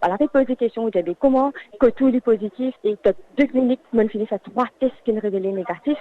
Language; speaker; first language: French; non-native, local second language; Morisyen